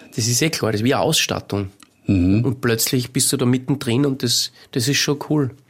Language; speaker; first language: German; native; German